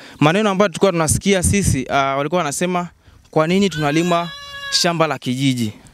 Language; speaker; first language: Swahili; non-native, local second language; Masai